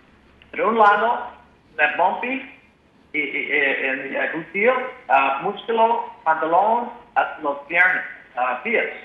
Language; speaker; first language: Spanish; non-native, learner; English